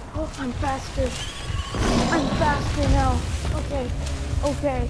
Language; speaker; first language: English; native; English